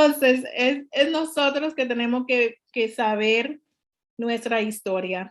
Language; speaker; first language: Spanish; non-native, learner; English